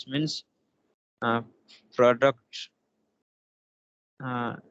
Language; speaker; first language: English; non-native, learner; Hindi